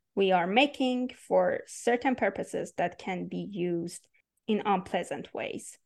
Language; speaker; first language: English; non-native, fluent; Persian